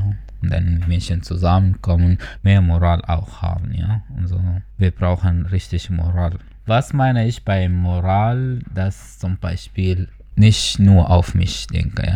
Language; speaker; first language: German; non-native, fluent; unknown